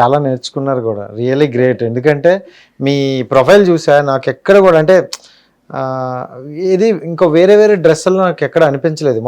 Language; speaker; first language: Telugu; native; Telugu